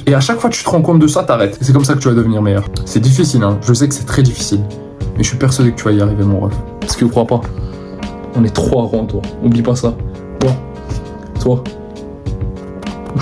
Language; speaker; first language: French; native; French